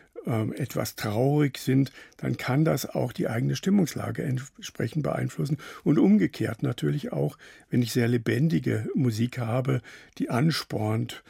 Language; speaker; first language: German; native; German